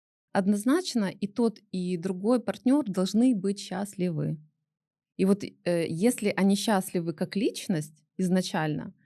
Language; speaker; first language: Russian; native; Russian